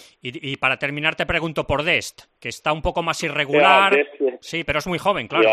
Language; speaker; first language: Spanish; native; Spanish